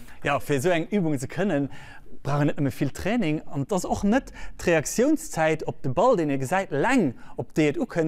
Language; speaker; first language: German; non-native, local second language; Luxembourgish